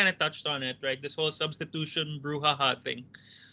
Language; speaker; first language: English; non-native, local second language; Cebuano